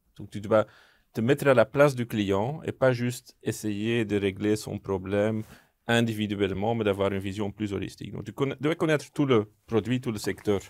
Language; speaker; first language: French; non-native, local second language; Dutch